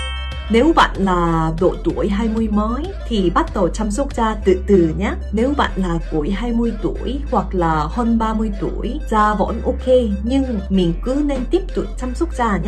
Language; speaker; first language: Vietnamese; non-native, fluent; Korean